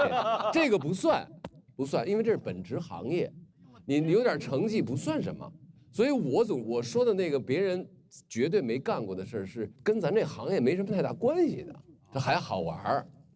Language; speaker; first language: Chinese; native; Chinese